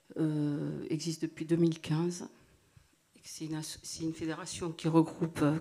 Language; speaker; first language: French; native; French